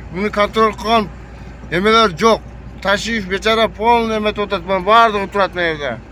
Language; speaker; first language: Kyrgyz; native; Kyrgyz